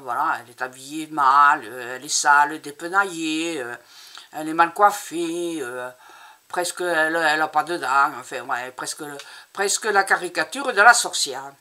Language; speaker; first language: French; native; French